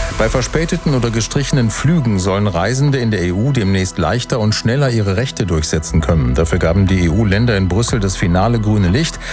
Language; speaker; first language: German; native; German